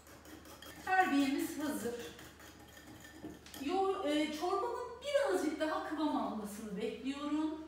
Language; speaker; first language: Turkish; native; Turkish